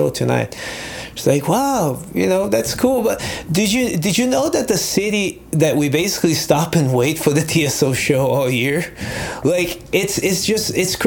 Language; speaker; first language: English; non-native, fluent; Portuguese